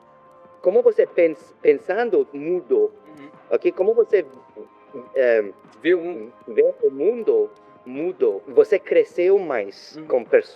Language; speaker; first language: Portuguese; non-native, learner; French